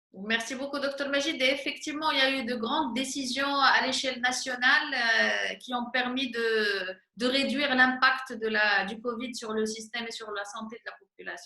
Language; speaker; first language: French; non-native, local second language; Arabic